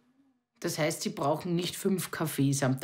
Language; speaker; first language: German; native; German